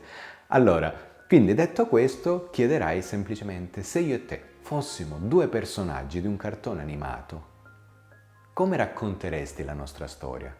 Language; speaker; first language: Italian; native; Italian